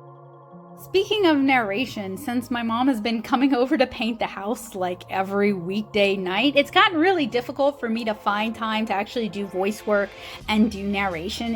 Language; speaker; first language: English; native; English